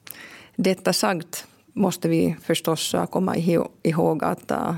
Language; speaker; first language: Swedish; non-native, local second language; Finnish